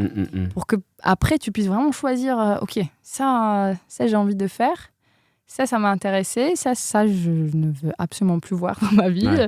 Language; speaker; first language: French; non-native, fluent; Polish